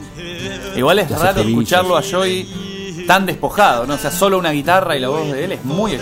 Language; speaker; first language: Spanish; native; Spanish